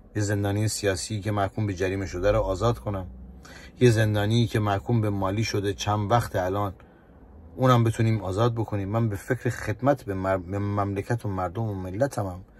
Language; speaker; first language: Persian; native; Persian